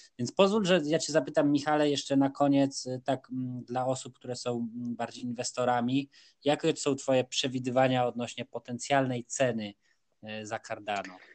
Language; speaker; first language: Polish; native; Polish